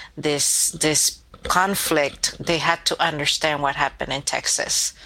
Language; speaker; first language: English; early bilingual, other home language; Spanish